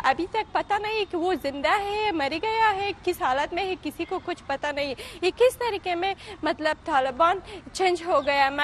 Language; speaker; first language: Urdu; non-native, learner; Pashto